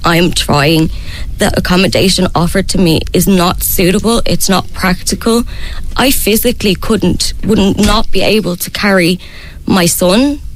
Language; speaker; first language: English; native; English